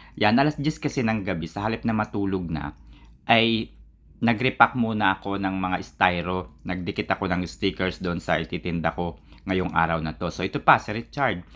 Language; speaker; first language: Filipino; native; Filipino